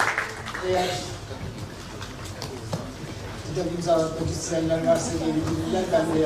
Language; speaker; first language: Turkish; native; Turkish